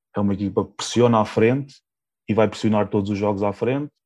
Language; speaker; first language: Portuguese; native; Portuguese